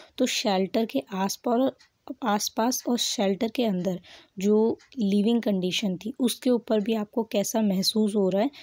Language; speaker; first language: Hindi; native; Hindi